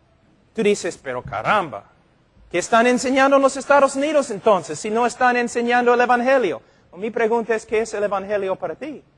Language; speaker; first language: Spanish; non-native, fluent; English